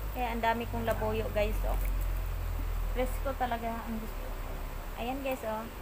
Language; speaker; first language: Filipino; non-native, local second language; Cebuano